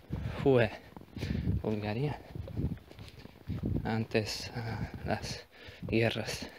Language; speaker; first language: Spanish; non-native, learner; Bulgarian